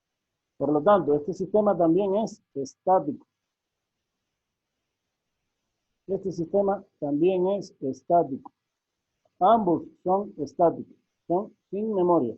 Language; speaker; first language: Spanish; native; Spanish